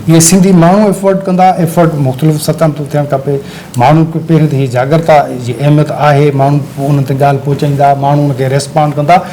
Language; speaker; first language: Sindhi; native; Sindhi